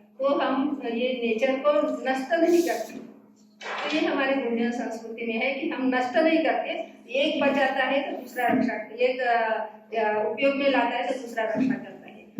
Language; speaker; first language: Hindi; non-native, local second language; Gondi